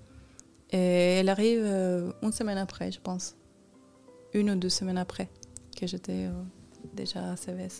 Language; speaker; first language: French; non-native, fluent; Spanish